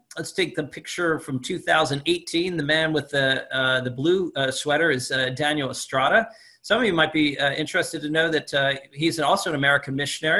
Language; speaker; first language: English; native; English